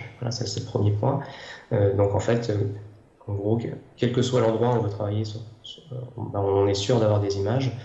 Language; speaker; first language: French; native; French